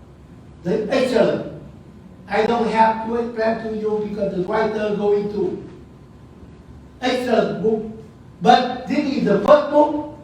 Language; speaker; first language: English; non-native, learner; Vietnamese